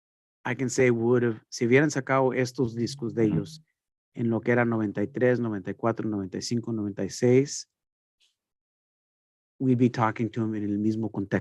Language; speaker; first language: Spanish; early bilingual, heritage; Spanish